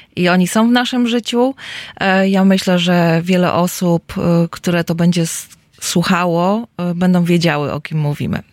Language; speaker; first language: Polish; native; Polish